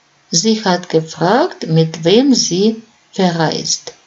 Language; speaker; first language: German; non-native, fluent; Russian